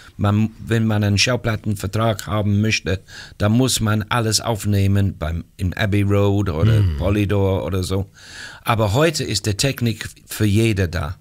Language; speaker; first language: German; non-native, fluent; English